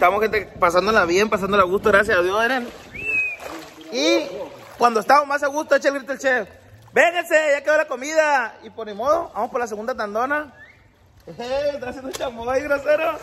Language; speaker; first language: Spanish; native; Spanish